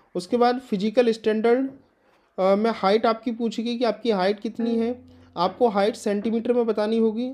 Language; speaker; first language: Hindi; native; Hindi